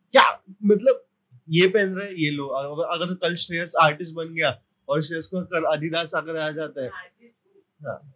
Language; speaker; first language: Hindi; non-native, local second language; Marathi